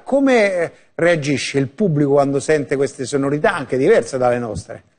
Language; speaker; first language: Italian; native; Italian